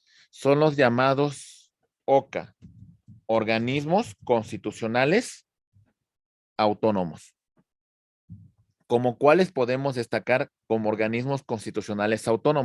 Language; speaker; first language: Spanish; native; Spanish